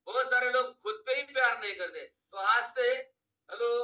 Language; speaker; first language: Hindi; non-native, local second language; Marathi